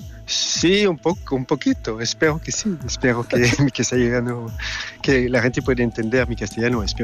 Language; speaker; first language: Spanish; non-native, learner; French